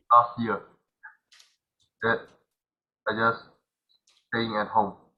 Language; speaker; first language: English; non-native, learner; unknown